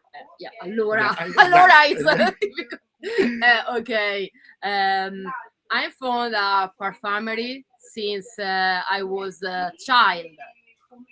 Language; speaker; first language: English; non-native, learner; Italian